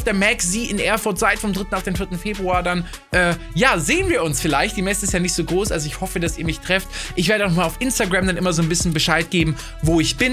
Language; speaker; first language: German; native; German